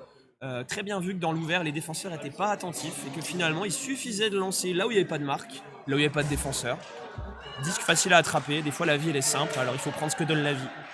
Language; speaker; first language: French; native; French